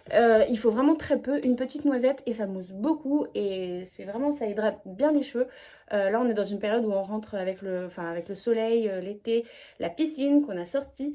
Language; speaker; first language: French; native; French